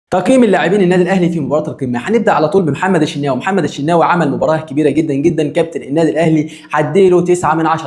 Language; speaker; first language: Arabic; native; Arabic